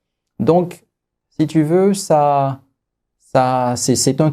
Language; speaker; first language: French; native; French